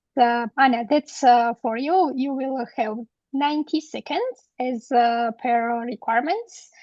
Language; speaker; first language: English; non-native, fluent; Georgian